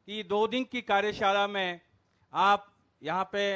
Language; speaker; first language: Hindi; non-native, local second language; Marathi